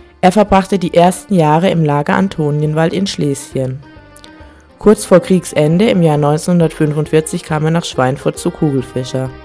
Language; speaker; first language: German; native; German